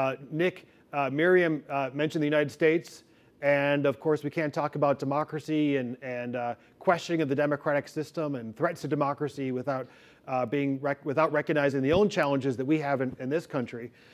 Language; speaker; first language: English; native; English